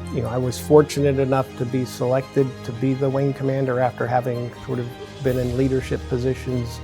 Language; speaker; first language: English; native; English